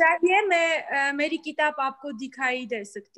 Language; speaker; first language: Hindi; non-native, learner; Armenian